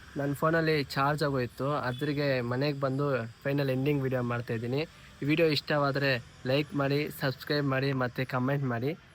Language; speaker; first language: Kannada; non-native, local second language; Telugu